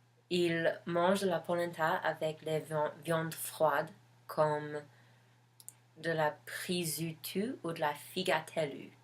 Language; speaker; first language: French; non-native, learner; English